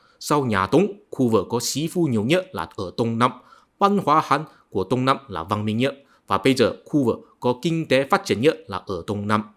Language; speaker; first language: Vietnamese; non-native, fluent; Chinese